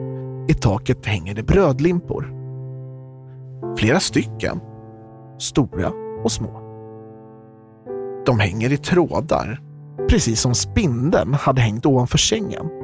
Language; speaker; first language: Swedish; native; Swedish